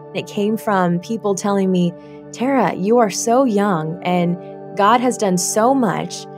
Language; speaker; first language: English; native; English